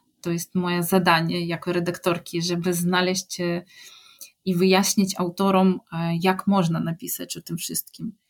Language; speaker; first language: Polish; non-native, fluent; Ukrainian